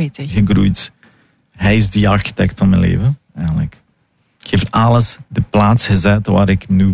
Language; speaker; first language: Dutch; non-native, learner; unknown